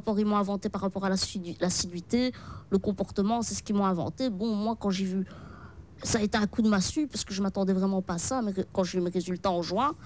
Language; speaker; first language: French; early bilingual, other home language; Arabic